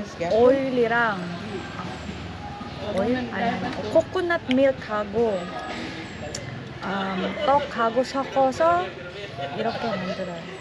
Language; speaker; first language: Korean; non-native, fluent; Cebuano